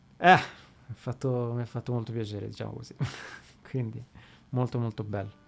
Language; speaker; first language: Italian; native; Italian